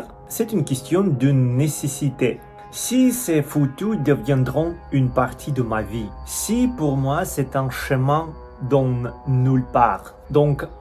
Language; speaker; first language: French; non-native, fluent; Russian